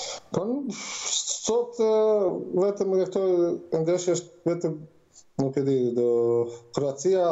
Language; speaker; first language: Albanian; non-native, learner; Croatian